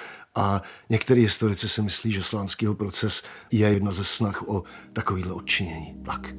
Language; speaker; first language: Czech; native; Czech